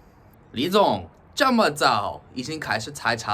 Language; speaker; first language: Chinese; non-native, fluent; English